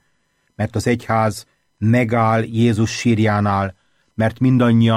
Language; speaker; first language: Hungarian; native; Hungarian